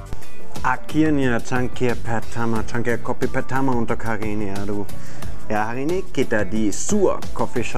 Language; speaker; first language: Indonesian; non-native, fluent; German